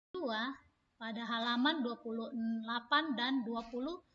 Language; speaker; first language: Indonesian; native; Indonesian